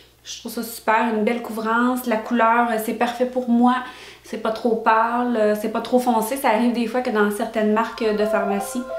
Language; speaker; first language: French; native; French